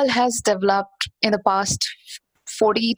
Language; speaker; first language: English; non-native, local second language; Hindi